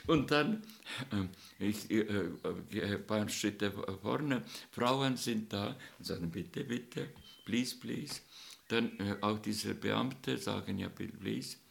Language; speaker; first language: German; non-native, learner; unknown